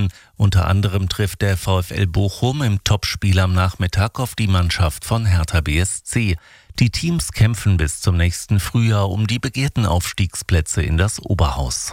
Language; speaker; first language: German; native; German